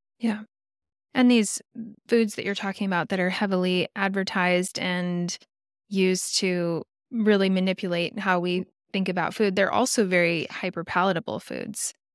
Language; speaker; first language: English; native; English